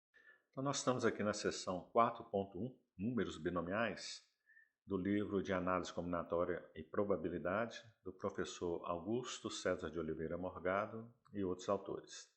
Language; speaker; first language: Portuguese; native; Portuguese